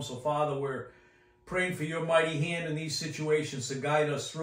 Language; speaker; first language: English; native; English